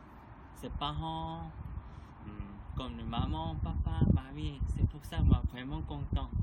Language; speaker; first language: French; non-native, learner; Korean